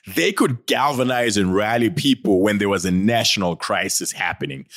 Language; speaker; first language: English; non-native, local second language; North Ndebele